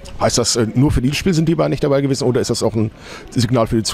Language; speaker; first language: German; native; German